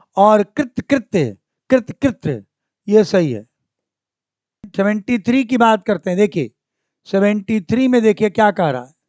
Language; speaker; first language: Hindi; native; Hindi